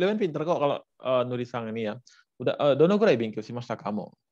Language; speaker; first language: Indonesian; native; Indonesian